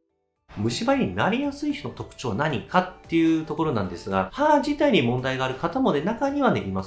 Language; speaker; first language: Japanese; native; Japanese